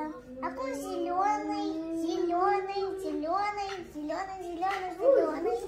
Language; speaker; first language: Russian; early bilingual, other home language; Tajik